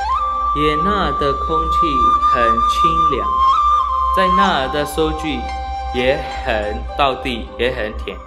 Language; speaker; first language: Chinese; non-native, learner; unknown